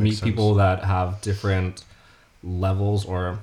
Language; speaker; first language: English; native; English